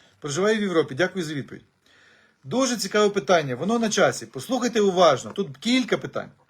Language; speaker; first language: Ukrainian; native; Ukrainian